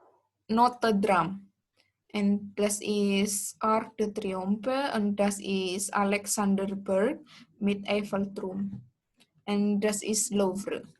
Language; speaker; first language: German; non-native, learner; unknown